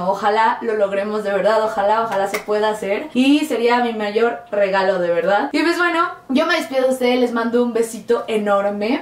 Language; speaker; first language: Spanish; native; Spanish